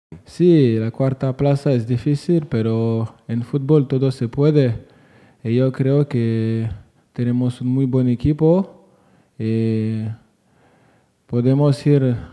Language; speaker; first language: Spanish; non-native, fluent; French